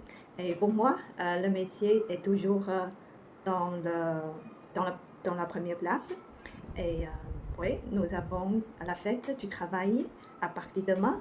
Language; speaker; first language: French; non-native, learner; Chinese